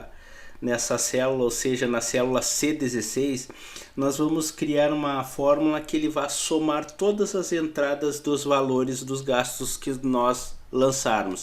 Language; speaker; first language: Portuguese; native; Portuguese